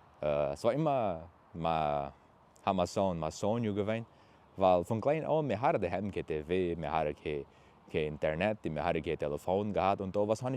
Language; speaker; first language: German; early bilingual, heritage; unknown